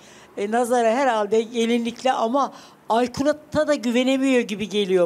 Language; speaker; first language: Turkish; native; Turkish